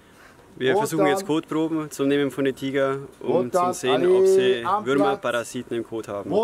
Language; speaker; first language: German; native; German